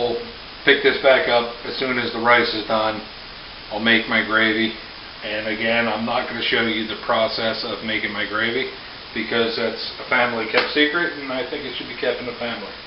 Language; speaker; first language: English; native; English